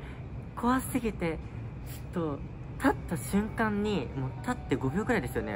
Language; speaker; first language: Japanese; native; Japanese